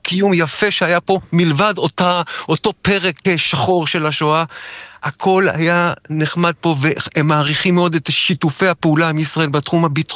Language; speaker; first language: Hebrew; native; Hebrew